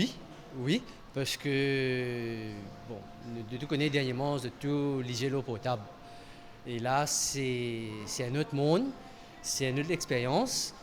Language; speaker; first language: French; non-native, local second language; Morisyen